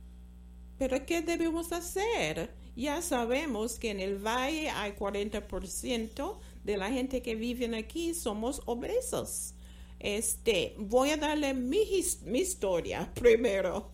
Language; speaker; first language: Spanish; non-native, fluent; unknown